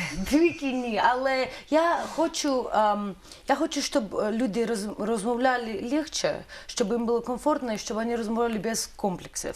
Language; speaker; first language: Ukrainian; non-native, learner; Russian